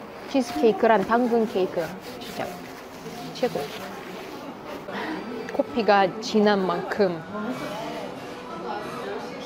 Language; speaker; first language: Korean; non-native, learner; Russian